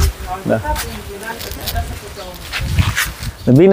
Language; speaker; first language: Romanian; non-native, learner; Bangla